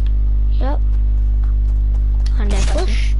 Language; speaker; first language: German; non-native, learner; English